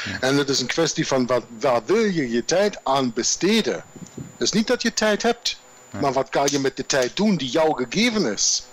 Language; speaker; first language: German; native; German